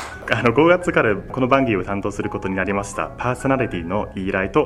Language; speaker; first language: Japanese; non-native, fluent; English